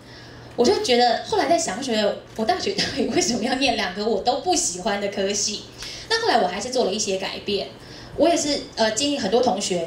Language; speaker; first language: Chinese; native; Chinese